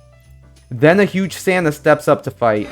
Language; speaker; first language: English; native; English